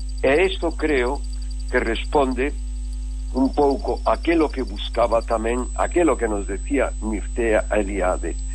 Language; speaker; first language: Galician; native; Galician